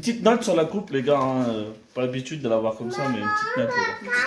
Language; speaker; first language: French; native; French